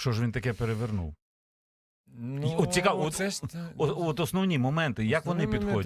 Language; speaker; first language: Ukrainian; native; Ukrainian